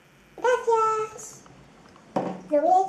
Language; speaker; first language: Spanish; native; Spanish